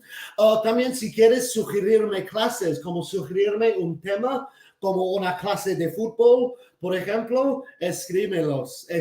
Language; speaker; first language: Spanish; non-native, fluent; English